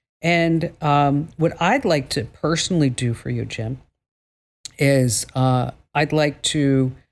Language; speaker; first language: English; native; English